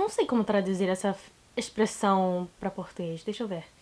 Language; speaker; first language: Portuguese; non-native, learner; English